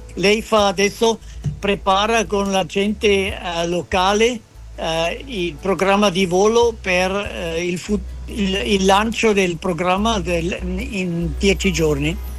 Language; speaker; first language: Italian; non-native, local second language; German